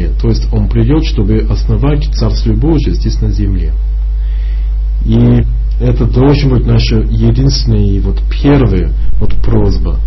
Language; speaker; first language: Russian; non-native, fluent; English